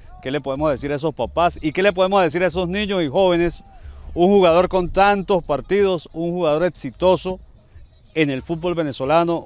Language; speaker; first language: Spanish; native; Spanish